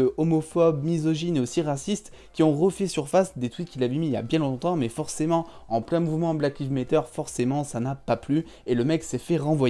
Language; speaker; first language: French; native; French